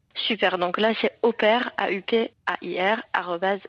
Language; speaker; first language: French; non-native, fluent; English